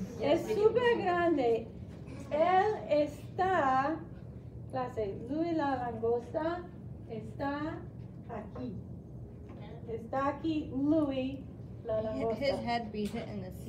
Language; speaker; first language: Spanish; non-native, fluent; English